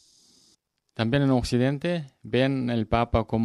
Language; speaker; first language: Spanish; non-native, learner; Korean